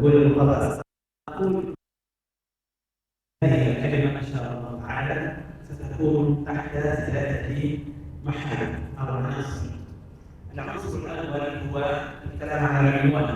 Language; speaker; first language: Arabic; native; Arabic